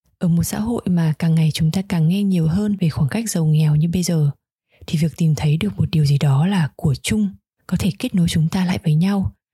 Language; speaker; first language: Vietnamese; native; Vietnamese